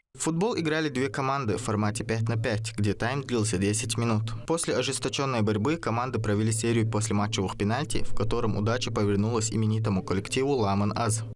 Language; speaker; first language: Russian; non-native, local second language; Chechen